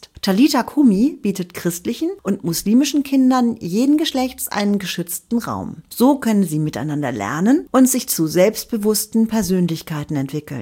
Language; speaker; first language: German; native; German